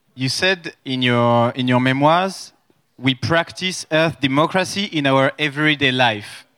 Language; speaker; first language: English; non-native, fluent; French